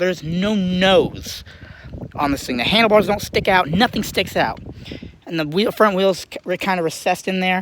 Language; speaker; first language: English; native; English